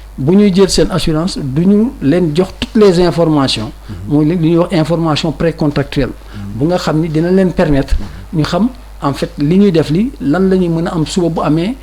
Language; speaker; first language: Wolof; non-native, local second language; Fula